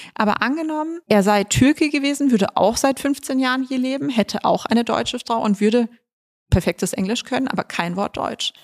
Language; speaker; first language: German; native; German